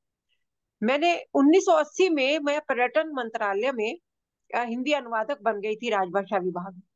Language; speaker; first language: Hindi; native; Hindi